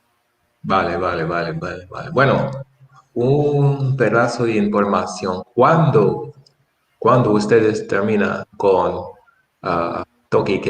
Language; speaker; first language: Spanish; non-native, fluent; English